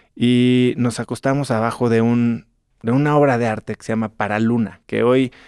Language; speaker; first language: Spanish; native; Spanish